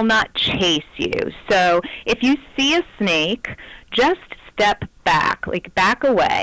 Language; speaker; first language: English; native; English